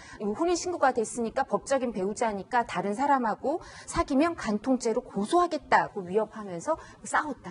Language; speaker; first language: Korean; native; Korean